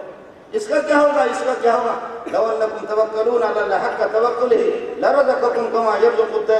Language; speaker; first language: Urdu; non-native, local second language; Brahui